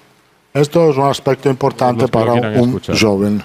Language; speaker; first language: Spanish; non-native, fluent; Italian